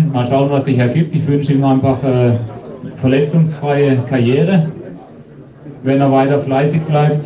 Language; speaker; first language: German; native; German